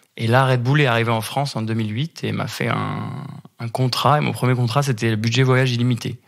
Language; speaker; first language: French; native; French